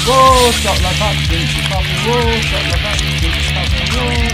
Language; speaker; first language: English; native; English